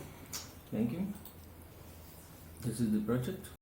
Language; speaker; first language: English; non-native, learner; Spanish